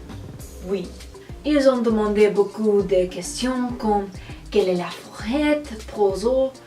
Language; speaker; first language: French; non-native, learner; English